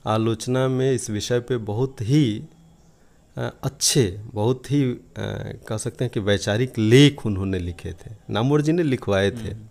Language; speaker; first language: Hindi; native; Hindi